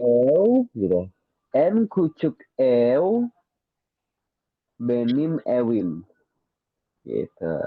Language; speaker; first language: Turkish; non-native, fluent; Indonesian